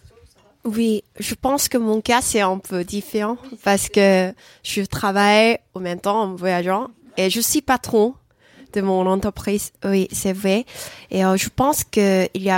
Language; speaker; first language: French; non-native, fluent; Korean